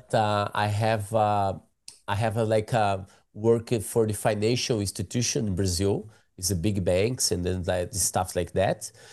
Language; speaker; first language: English; non-native, learner; Portuguese